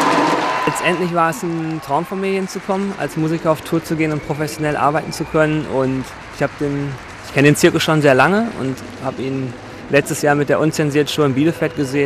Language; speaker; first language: German; native; German